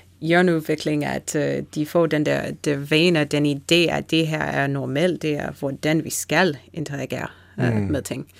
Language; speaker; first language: Danish; non-native, fluent; English